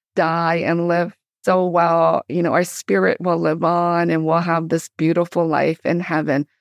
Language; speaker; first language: English; native; English